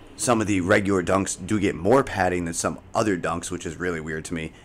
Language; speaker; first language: English; native; English